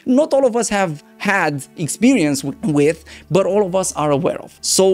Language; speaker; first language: English; non-native, fluent; Romanian